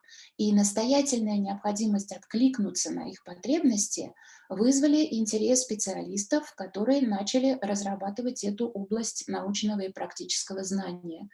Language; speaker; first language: Russian; native; Russian